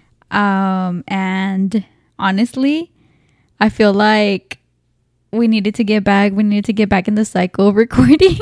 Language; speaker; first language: English; early bilingual, other home language; Spanish